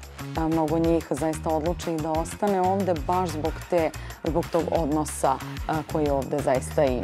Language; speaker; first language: Bosnian; native; Bosnian